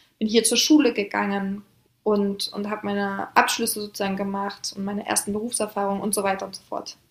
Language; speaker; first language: German; early bilingual, other home language; French